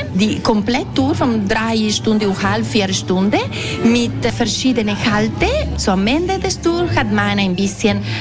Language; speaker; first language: German; non-native, local second language; Italian